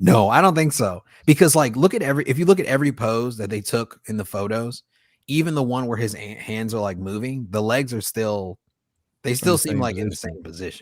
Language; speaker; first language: English; native; English